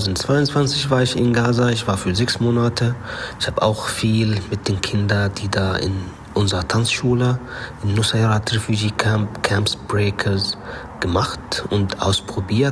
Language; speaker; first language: German; non-native, learner; Arabic